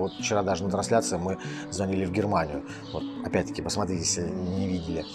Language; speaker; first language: Russian; native; Russian